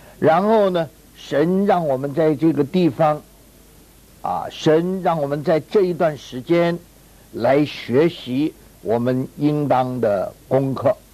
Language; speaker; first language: Chinese; native; Chinese